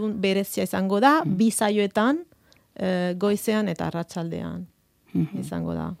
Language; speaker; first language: Basque; non-native, fluent; Italian